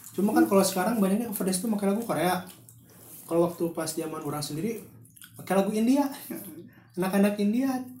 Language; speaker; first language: Indonesian; native; Indonesian